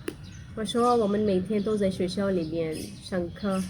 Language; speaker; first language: Chinese; non-native, fluent; Urdu